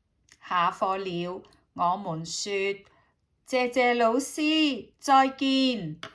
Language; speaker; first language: Chinese; non-native, learner; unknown